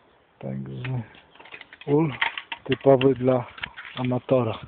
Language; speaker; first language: Polish; native; Polish